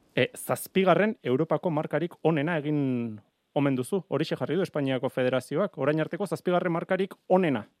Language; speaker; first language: Basque; native; Basque